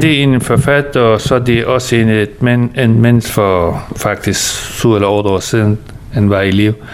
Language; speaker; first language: Danish; early bilingual, other home language; Persian